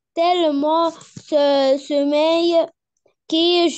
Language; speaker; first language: French; non-native, learner; Arabic